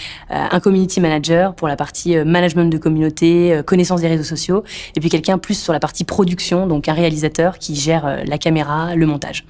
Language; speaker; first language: French; native; French